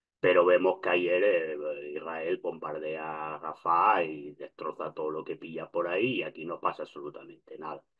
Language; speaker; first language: Spanish; native; Spanish